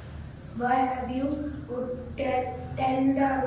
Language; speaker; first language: English; non-native, learner; Hindi